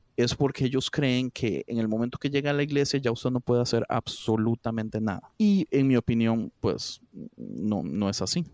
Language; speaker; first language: Spanish; native; Spanish